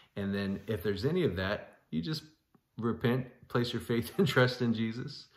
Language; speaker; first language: English; native; English